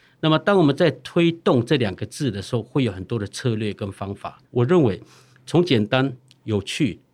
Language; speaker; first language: Chinese; non-native, local second language; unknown